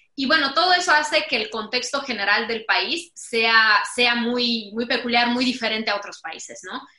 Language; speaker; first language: Spanish; non-native, fluent; Romanian